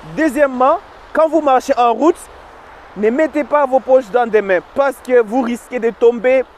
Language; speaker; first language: French; non-native, local second language; Swahili